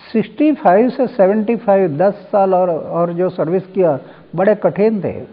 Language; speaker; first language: Hindi; non-native, local second language; Marathi